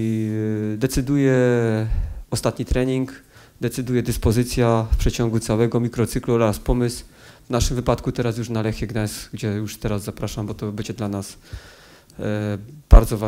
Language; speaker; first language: Polish; native; Polish